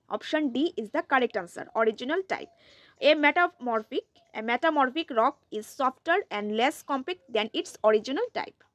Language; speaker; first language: English; non-native, local second language; Bangla